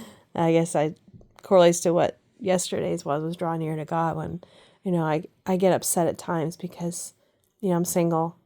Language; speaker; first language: English; native; English